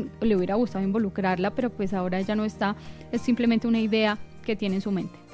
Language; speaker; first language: Spanish; native; Spanish